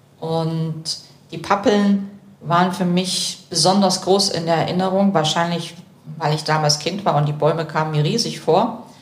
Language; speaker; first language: German; early bilingual, other home language; Russian